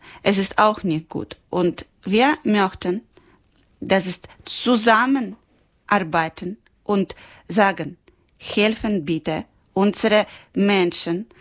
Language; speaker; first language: German; non-native, learner; Ukrainian